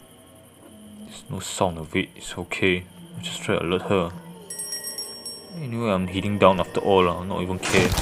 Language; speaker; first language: English; non-native, fluent; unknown